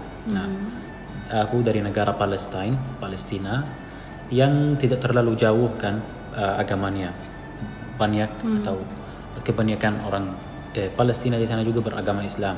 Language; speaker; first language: Indonesian; non-native, fluent; Arabic